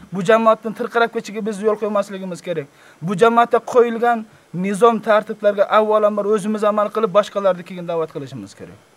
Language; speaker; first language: Uzbek; native; Uzbek